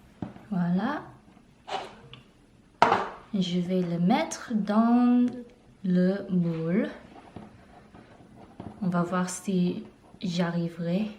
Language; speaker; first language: French; non-native, learner; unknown